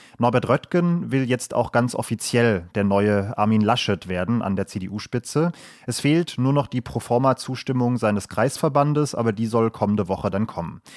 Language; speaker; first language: German; native; German